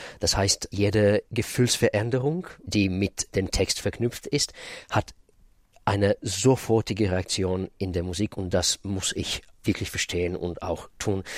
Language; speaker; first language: German; non-native, fluent; Russian